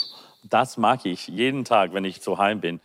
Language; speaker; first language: German; non-native, learner; English